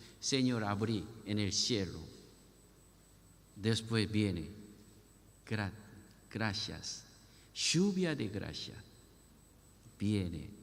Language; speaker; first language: Spanish; non-native, learner; Korean